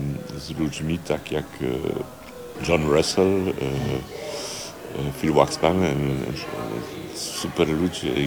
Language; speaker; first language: Polish; early bilingual, heritage; Polish